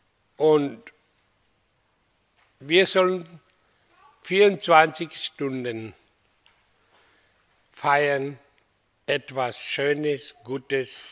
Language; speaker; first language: German; non-native, learner; Hindi